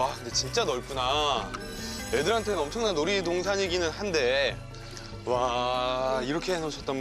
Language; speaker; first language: Korean; native; Korean